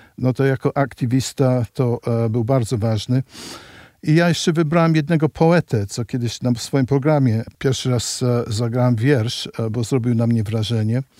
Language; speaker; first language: Polish; early bilingual, heritage; English